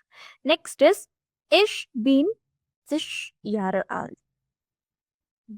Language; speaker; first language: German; non-native, fluent; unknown